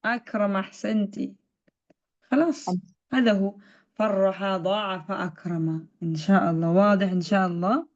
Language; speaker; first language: Arabic; non-native, fluent; Indonesian